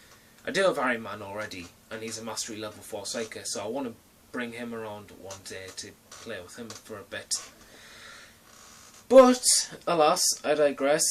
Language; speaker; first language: English; native; English